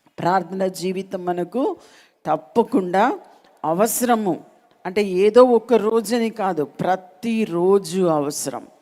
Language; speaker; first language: Telugu; non-native, local second language; Malayalam